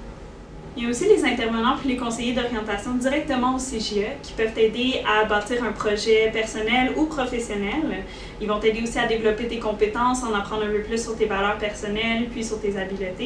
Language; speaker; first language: French; native; French